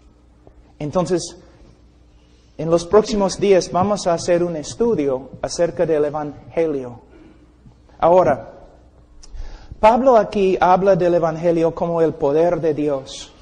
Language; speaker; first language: Spanish; non-native, fluent; English